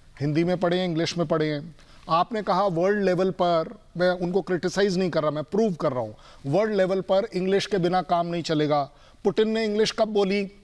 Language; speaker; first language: Hindi; native; Hindi